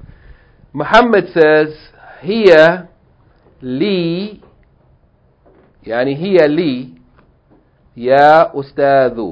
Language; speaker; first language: Arabic; non-native, fluent; English